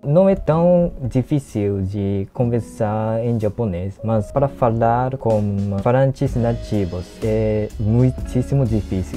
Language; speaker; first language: Portuguese; non-native, learner; Japanese